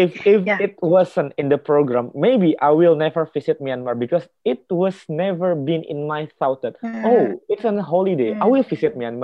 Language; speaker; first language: English; non-native, fluent; Indonesian